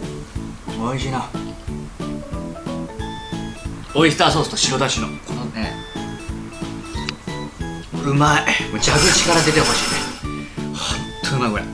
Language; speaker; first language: Japanese; native; Japanese